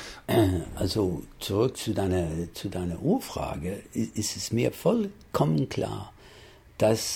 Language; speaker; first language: German; non-native, fluent; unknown